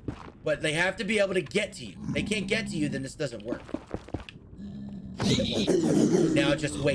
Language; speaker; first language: English; native; English